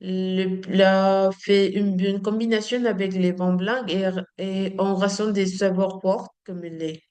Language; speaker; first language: French; non-native, learner; Spanish